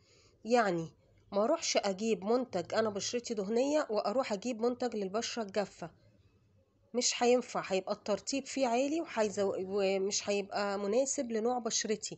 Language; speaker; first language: Arabic; native; Arabic